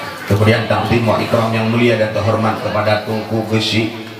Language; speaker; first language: Indonesian; non-native, local second language; Achinese